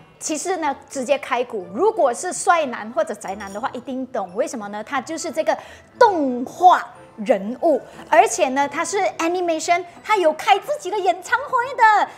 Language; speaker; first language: Chinese; native; Chinese